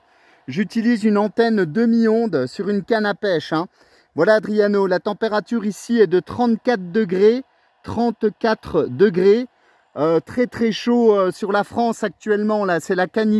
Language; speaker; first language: French; native; French